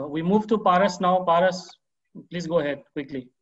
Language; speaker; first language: English; non-native, local second language; Manipuri